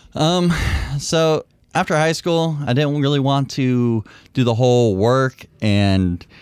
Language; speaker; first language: English; native; English